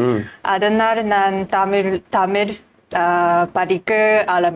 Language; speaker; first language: Tamil; non-native, learner; Japanese